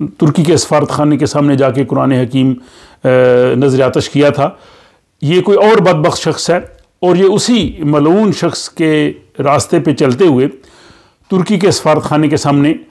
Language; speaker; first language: Urdu; native; Urdu